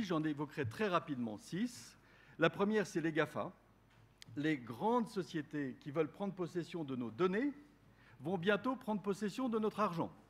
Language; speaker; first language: French; native; French